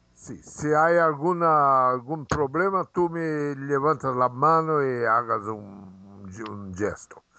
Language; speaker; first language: Spanish; non-native, fluent; Portuguese